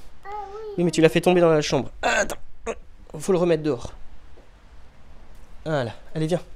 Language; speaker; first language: French; native; French